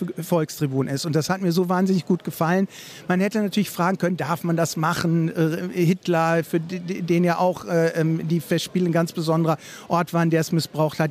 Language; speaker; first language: German; native; German